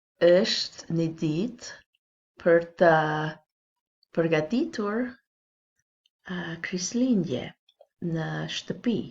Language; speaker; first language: Albanian; non-native, learner; English